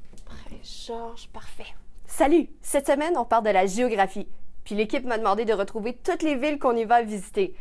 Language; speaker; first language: French; native; French